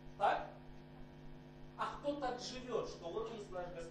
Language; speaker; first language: Polish; non-native, learner; Russian